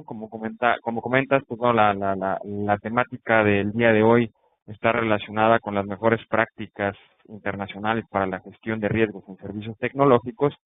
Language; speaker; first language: Spanish; native; Spanish